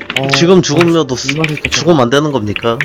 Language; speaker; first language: Korean; native; Korean